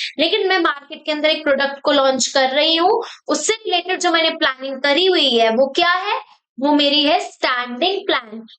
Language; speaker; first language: Hindi; native; Hindi